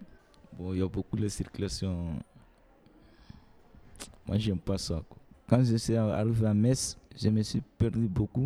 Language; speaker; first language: French; non-native, learner; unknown